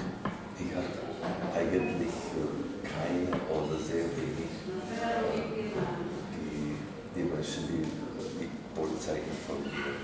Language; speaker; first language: German; non-native, learner; Czech